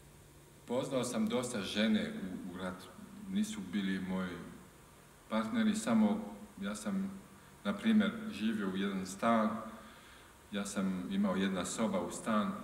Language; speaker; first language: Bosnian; non-native, learner; French